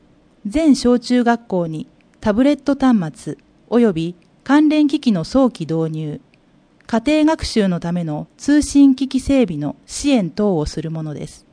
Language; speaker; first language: Japanese; native; Japanese